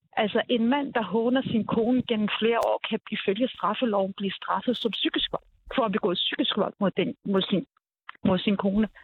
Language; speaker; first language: Danish; early bilingual, other home language; Arabic